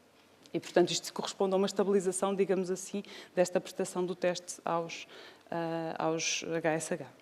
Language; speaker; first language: Portuguese; native; Portuguese